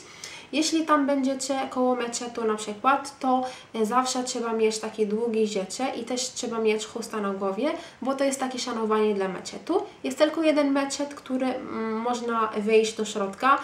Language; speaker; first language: Polish; non-native, fluent; Arabic